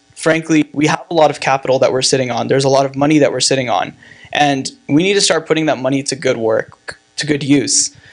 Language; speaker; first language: English; native; English